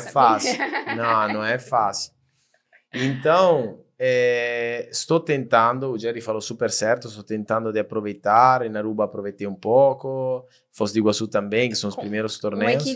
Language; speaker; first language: Portuguese; non-native, fluent; Italian